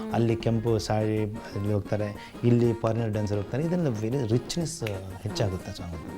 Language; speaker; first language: Kannada; native; Kannada